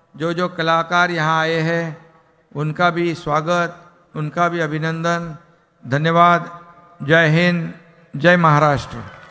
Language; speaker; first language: Hindi; non-native, local second language; Marathi